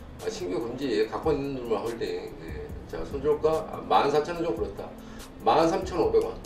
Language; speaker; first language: Korean; native; Korean